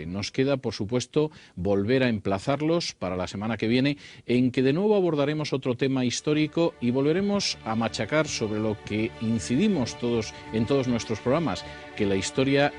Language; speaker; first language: Spanish; native; Spanish